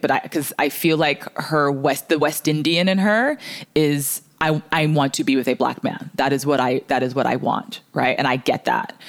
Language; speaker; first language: English; native; English